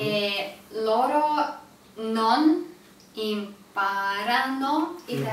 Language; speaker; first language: Italian; non-native, learner; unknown